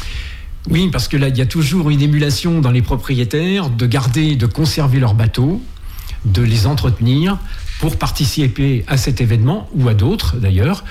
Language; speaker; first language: French; native; French